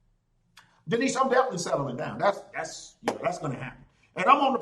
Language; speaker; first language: English; native; English